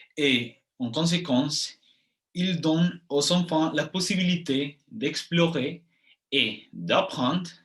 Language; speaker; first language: French; non-native, fluent; Spanish